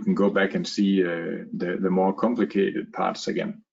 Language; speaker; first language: English; non-native, fluent; Danish